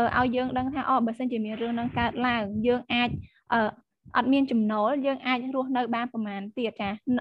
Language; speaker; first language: Khmer; native; Khmer